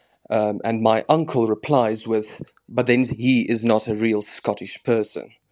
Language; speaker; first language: English; non-native, local second language; Afrikaans